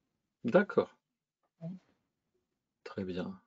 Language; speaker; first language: French; native; French